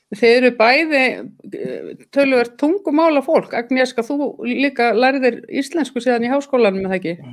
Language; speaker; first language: Icelandic; native; Icelandic